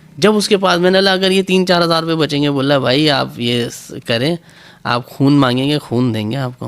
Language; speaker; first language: Urdu; native; Urdu